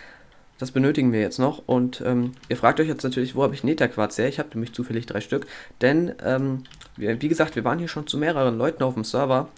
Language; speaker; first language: German; native; German